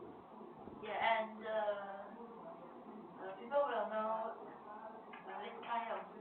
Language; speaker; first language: English; non-native, learner; Chinese